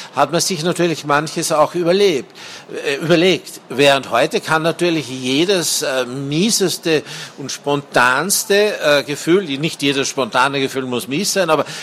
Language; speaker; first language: German; native; German